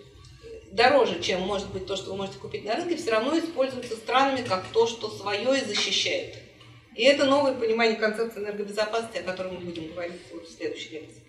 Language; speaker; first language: Russian; native; Russian